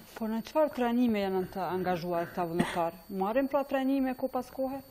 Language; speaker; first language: Albanian; native; Albanian